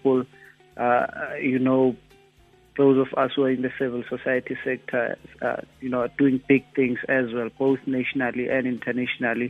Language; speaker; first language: English; non-native, local second language; Xhosa